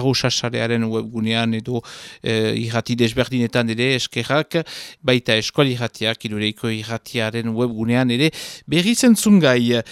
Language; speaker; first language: Basque; native; Basque